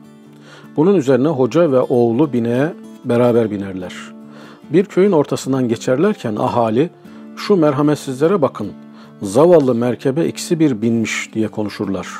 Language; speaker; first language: Turkish; native; Turkish